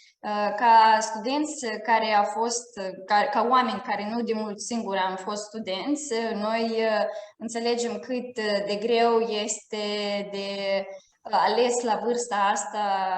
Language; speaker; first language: Romanian; non-native, fluent; Russian